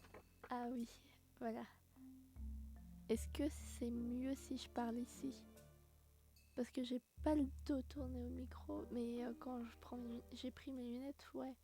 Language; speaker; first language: French; native; French